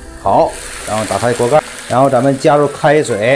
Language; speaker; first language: Chinese; native; Chinese